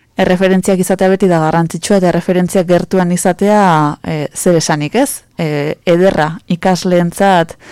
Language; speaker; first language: Basque; native; Basque